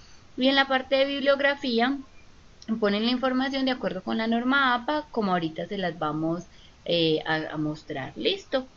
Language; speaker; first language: Spanish; native; Spanish